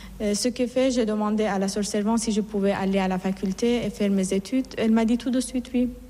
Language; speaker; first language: French; non-native, fluent; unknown